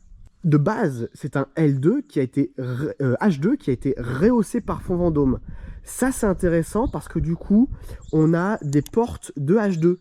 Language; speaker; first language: French; native; French